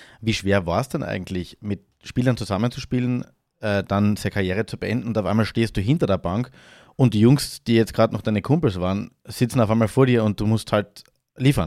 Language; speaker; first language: German; native; German